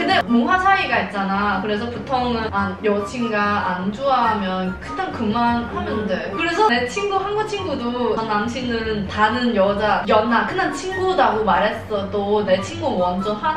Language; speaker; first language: Korean; non-native, learner; Cantonese